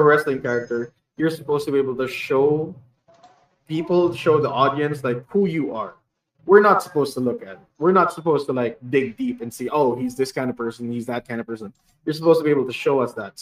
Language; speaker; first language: English; non-native, local second language; Hiligaynon